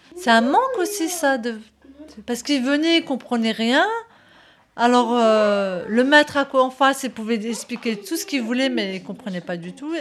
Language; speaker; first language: French; early bilingual, other home language; Turkish